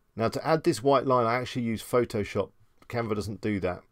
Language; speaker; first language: English; native; English